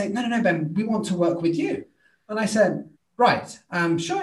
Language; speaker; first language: English; native; English